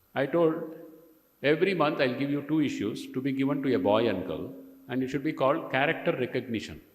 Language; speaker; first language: English; non-native, local second language; Kannada